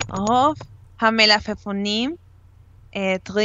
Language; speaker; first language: Hebrew; non-native, learner; Spanish